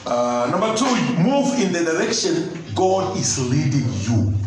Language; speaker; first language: English; non-native, local second language; Swahili